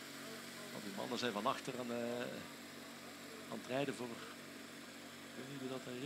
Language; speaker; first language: Dutch; native; Dutch